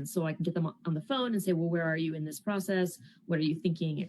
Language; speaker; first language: English; native; English